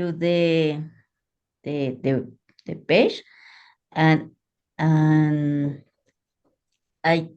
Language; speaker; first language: English; non-native, learner; Spanish